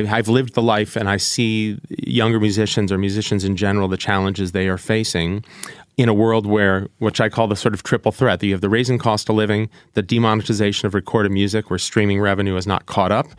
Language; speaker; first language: English; native; English